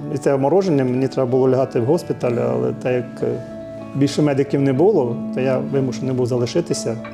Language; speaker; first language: Ukrainian; native; Ukrainian